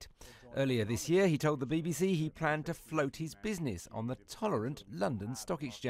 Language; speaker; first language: English; native; English